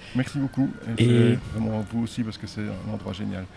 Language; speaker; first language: French; native; French